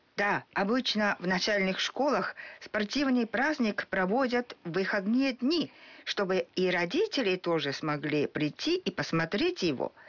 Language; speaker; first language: Russian; non-native, fluent; Japanese